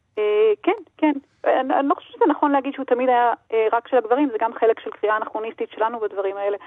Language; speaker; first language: Hebrew; native; Hebrew